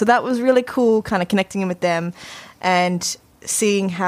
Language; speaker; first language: English; native; English